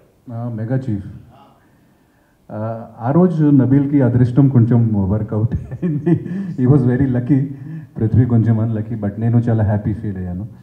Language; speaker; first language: Telugu; non-native, fluent; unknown